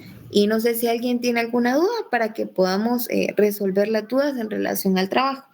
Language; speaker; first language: Spanish; native; Spanish